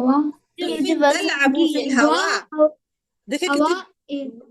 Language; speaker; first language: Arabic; non-native, fluent; Urdu